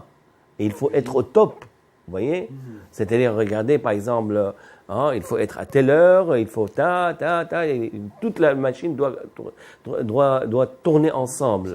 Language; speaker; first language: French; non-native, fluent; Arabic